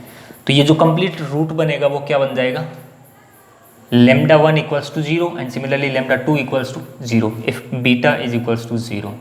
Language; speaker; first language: Hindi; native; Hindi